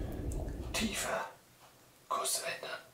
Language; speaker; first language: German; native; German